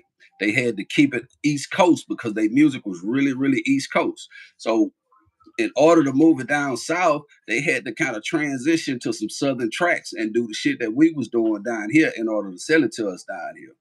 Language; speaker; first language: English; native; English